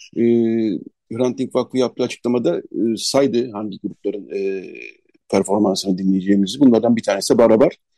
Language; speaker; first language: Turkish; native; Turkish